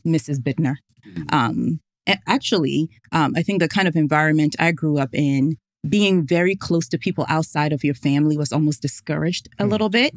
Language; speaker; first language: English; native; English